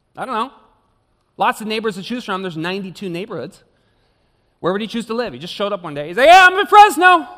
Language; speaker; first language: English; native; English